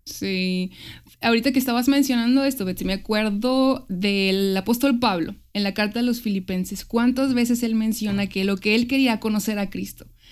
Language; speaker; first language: Spanish; native; Spanish